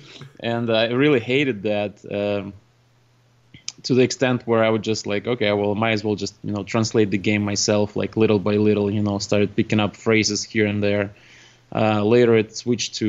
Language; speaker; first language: English; non-native, fluent; Russian